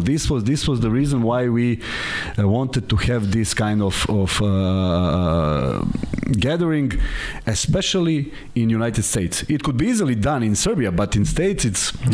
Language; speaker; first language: English; non-native, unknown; Serbian